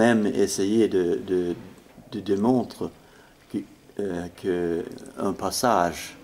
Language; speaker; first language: French; non-native, fluent; Swedish